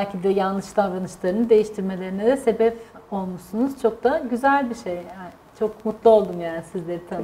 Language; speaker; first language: Turkish; native; Turkish